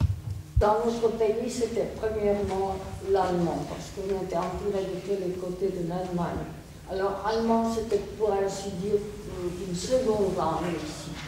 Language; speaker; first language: French; non-native, fluent; Czech